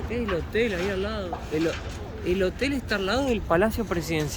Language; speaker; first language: Spanish; native; Spanish